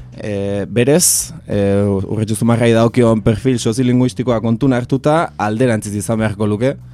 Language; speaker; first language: Basque; native; Basque